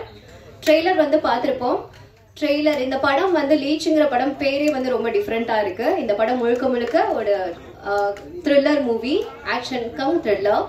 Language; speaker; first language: Tamil; native; Tamil